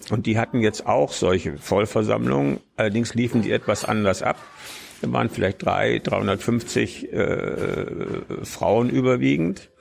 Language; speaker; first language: German; native; German